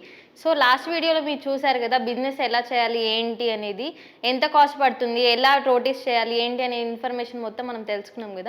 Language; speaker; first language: Telugu; native; Telugu